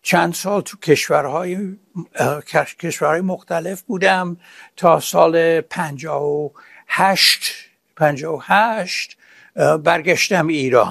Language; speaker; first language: Persian; non-native, fluent; English